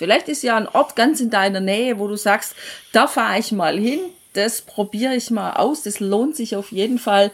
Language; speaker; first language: German; native; German